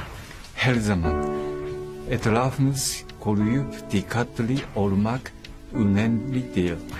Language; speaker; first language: Turkish; non-native, learner; Japanese